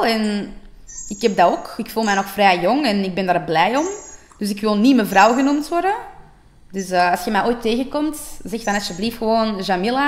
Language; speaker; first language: Dutch; native; Dutch